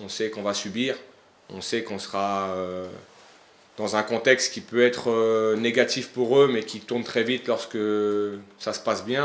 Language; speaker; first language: French; native; French